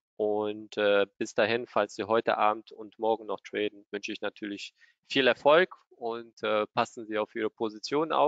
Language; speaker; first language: German; native; German